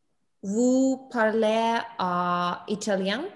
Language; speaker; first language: French; non-native, learner; English